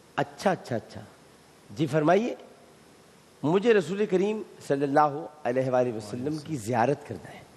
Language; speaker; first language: Urdu; native; Urdu